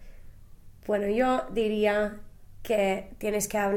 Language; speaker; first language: Spanish; non-native, fluent; English